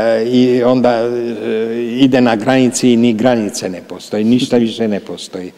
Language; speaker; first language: Serbian; non-native, local second language; Hungarian